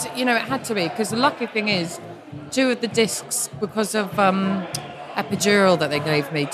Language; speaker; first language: English; native; English